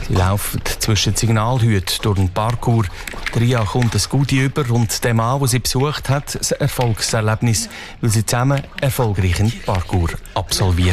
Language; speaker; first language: German; native; German